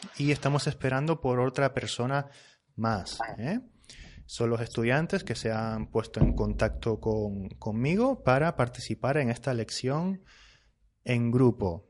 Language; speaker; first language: Spanish; native; Spanish